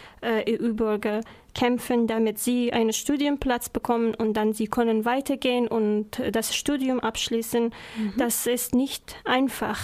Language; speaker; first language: German; non-native, learner; Persian